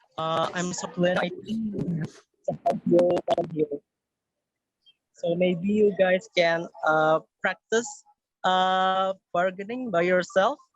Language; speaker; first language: English; non-native, learner; Indonesian